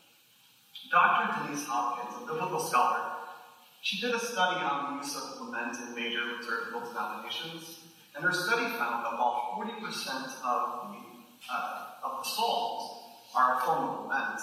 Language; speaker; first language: English; native; English